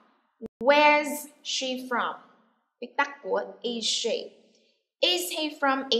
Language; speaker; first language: English; non-native, fluent; Vietnamese